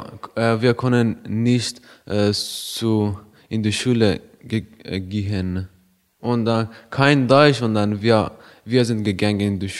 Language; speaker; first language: German; non-native, learner; Persian